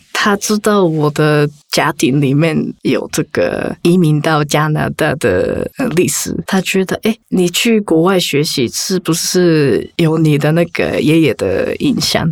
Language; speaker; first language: Chinese; non-native, fluent; Japanese